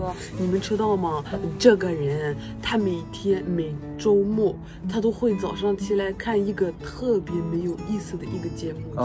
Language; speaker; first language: Chinese; non-native, fluent; French